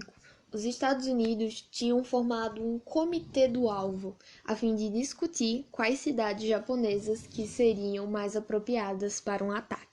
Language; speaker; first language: Portuguese; native; Portuguese